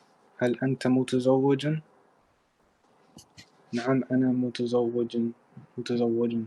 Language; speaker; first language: Arabic; non-native, learner; English